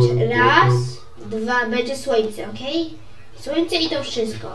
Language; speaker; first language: Polish; early bilingual, heritage; Polish